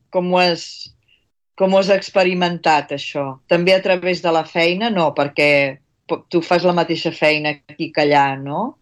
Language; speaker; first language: Catalan; native; Catalan